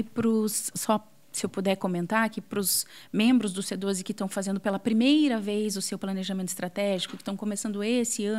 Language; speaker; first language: Portuguese; native; Portuguese